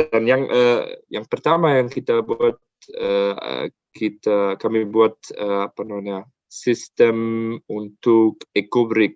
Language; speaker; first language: Indonesian; non-native, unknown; German